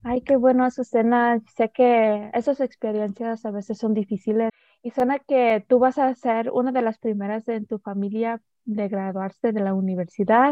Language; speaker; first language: Spanish; early bilingual, heritage; Spanish